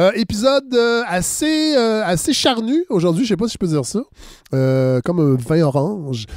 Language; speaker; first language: French; native; French